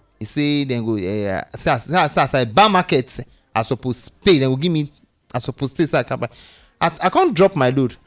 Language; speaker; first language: Nigerian Pidgin; non-native, local second language; Yoruba